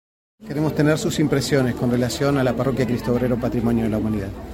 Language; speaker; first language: Spanish; native; Spanish